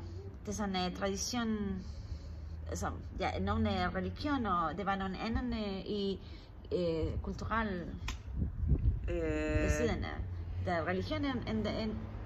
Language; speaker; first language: Danish; non-native, learner; Spanish